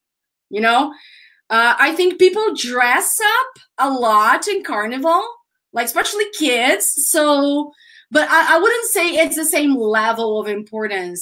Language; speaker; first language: English; non-native, fluent; Portuguese